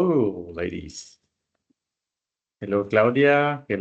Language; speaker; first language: English; non-native, fluent; Spanish